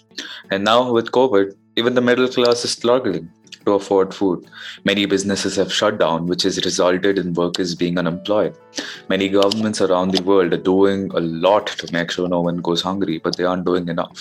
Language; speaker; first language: English; non-native, local second language; Hindi